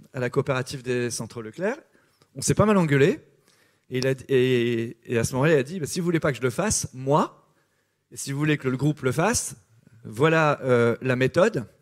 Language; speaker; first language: French; native; French